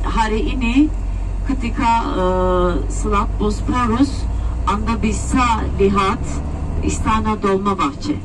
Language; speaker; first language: Indonesian; non-native, fluent; Turkish